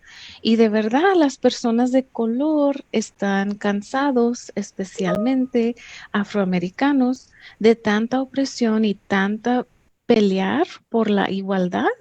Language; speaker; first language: Spanish; early bilingual, heritage; English